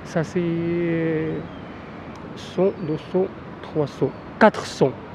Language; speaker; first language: French; non-native, learner; Arabic